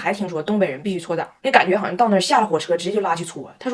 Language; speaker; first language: Chinese; native; Chinese